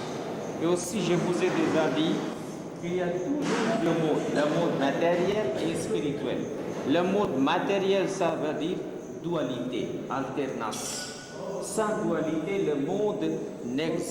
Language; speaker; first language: French; non-native, local second language; Hindi